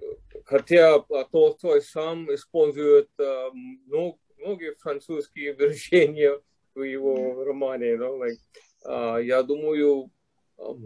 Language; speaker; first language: Russian; non-native, fluent; English